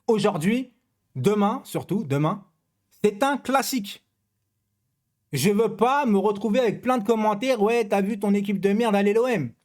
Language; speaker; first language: French; native; French